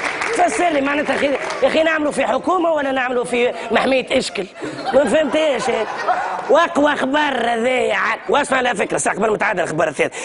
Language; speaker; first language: Arabic; native; Arabic